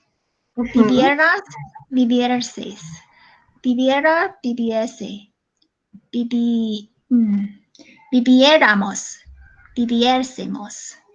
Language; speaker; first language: Spanish; non-native, learner; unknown